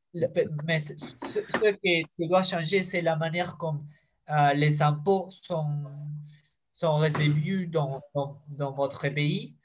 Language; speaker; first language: French; non-native, fluent; Spanish